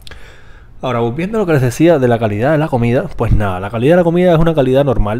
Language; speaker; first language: Spanish; native; Spanish